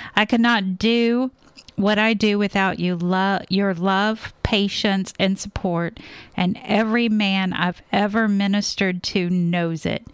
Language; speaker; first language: English; native; English